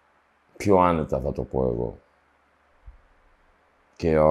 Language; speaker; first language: Greek; early bilingual, heritage; Greek